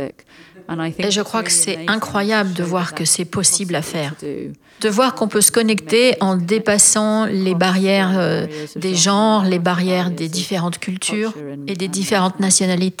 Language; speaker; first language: French; non-native, fluent; English